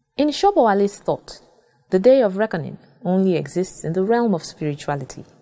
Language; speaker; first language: English; non-native, local second language; Yoruba